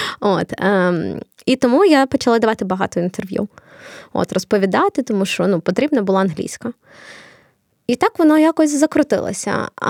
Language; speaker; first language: Ukrainian; non-native, local second language; Russian